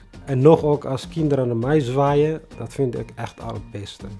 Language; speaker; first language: Dutch; non-native, fluent; Tigrinya